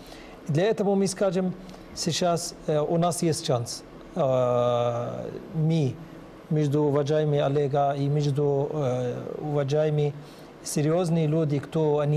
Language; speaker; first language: Russian; non-native, learner; Arabic